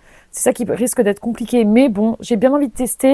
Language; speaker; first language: French; native; French